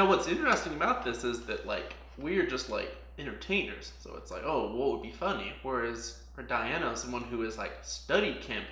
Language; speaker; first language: English; native; English